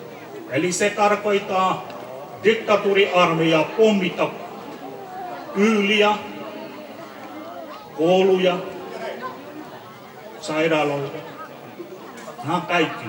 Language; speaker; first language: Finnish; non-native, fluent; Burmese